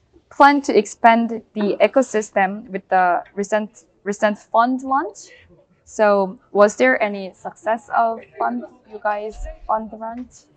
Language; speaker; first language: English; non-native, fluent; Korean